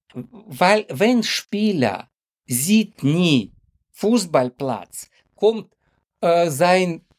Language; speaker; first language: German; non-native, learner; Ukrainian